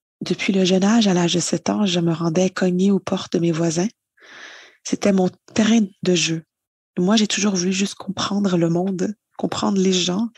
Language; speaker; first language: French; native; French